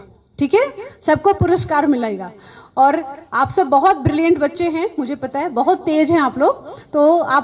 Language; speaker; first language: Hindi; native; Hindi